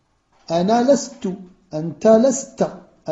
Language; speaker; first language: Arabic; non-native, fluent; French